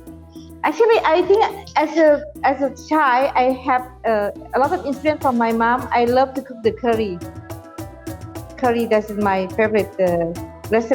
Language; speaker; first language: English; non-native, fluent; Thai